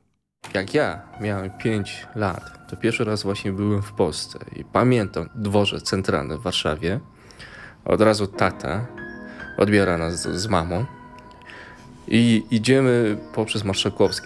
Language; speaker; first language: Polish; early bilingual, other home language; Mongolian